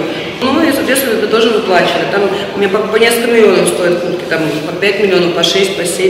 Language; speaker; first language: Russian; native; Russian